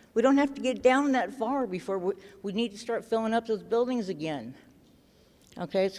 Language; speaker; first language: English; native; English